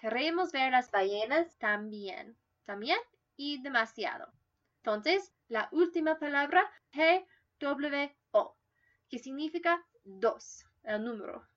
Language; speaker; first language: Spanish; non-native, learner; English